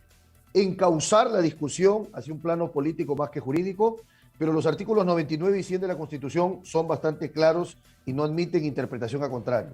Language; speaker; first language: Spanish; native; Spanish